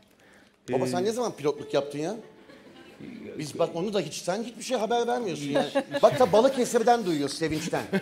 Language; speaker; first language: Turkish; native; Turkish